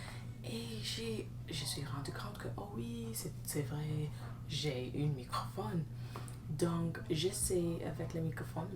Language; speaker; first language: French; non-native, learner; English